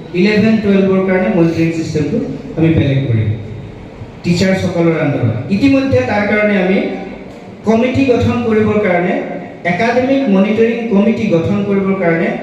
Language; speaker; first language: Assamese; non-native, local second language; Bangla